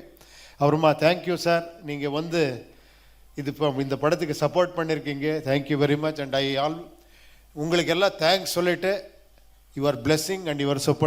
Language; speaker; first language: Tamil; non-native, learner; Kannada